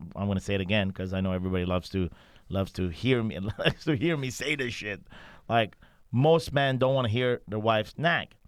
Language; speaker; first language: English; non-native, fluent; Persian